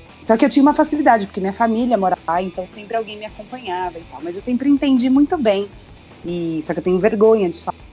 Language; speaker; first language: Portuguese; native; Portuguese